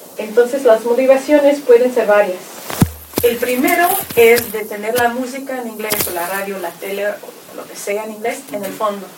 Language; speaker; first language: Spanish; non-native, fluent; Russian